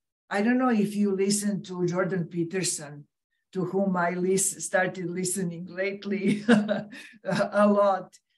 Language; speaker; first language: English; non-native, fluent; Serbian